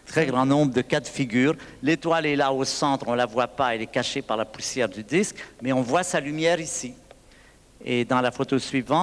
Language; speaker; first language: French; native; French